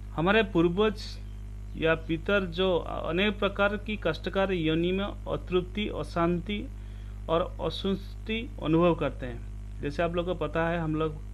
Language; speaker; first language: Hindi; non-native, local second language; Odia